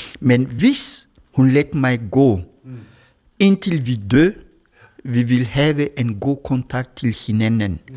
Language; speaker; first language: Danish; non-native, fluent; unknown